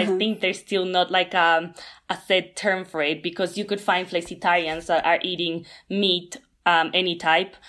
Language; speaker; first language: English; non-native, fluent; Spanish